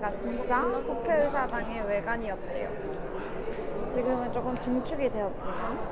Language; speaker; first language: Korean; native; Korean